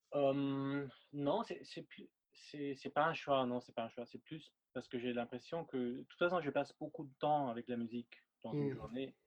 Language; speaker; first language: French; non-native, fluent; German